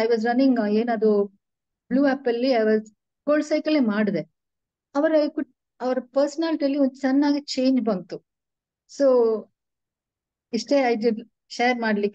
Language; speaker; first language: Kannada; non-native, local second language; Tulu